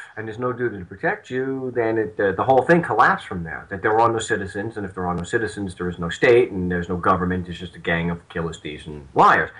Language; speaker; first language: English; native; English